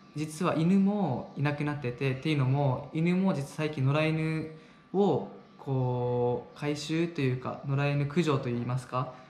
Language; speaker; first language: Japanese; native; Japanese